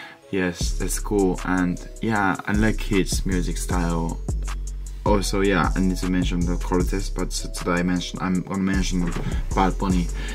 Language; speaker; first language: English; non-native, fluent; Japanese